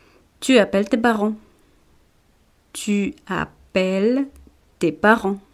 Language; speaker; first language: French; non-native, fluent; Spanish